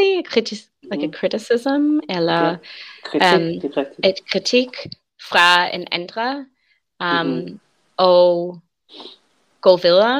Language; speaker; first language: Danish; non-native, learner; English